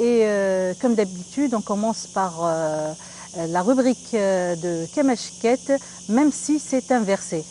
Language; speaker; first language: French; non-native, local second language; Arabic